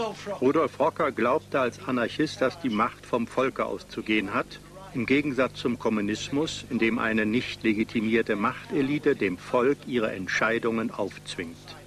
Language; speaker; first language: German; native; German